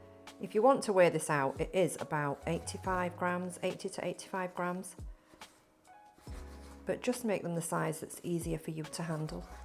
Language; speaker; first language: English; native; English